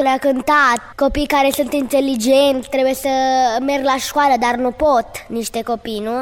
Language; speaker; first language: Romanian; early bilingual, heritage; Romanian